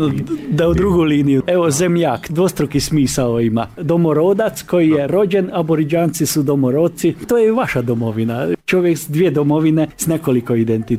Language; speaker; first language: Serbian; native; Serbian